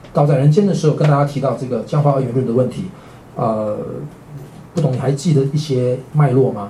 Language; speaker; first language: Chinese; native; Chinese